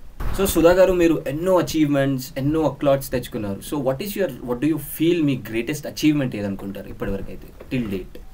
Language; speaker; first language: Telugu; native; Telugu